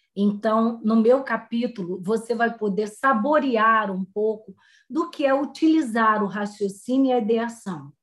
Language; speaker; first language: Portuguese; native; Portuguese